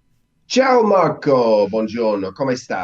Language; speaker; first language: Italian; non-native, learner; English